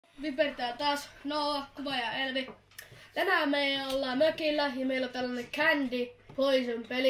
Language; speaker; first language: Finnish; native; Finnish